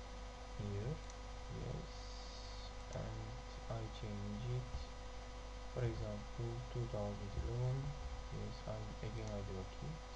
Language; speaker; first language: English; non-native, learner; Turkish